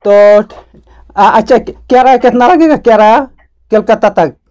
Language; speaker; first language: Hindi; non-native, local second language; Bangla